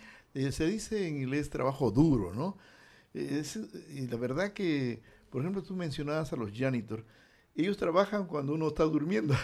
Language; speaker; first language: Spanish; native; Spanish